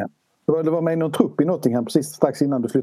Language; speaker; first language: Swedish; native; Swedish